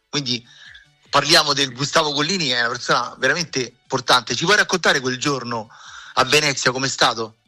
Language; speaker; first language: Italian; native; Italian